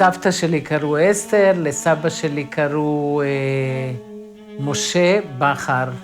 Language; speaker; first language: Hebrew; early bilingual, other home language; Romany